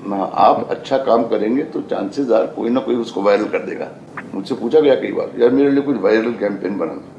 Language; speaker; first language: Hindi; native; Hindi